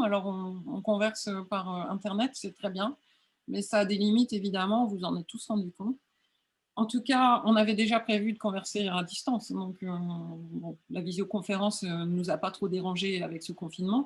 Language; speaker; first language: French; native; French